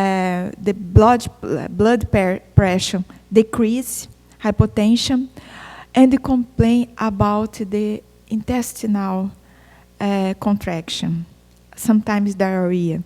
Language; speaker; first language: English; non-native, fluent; Portuguese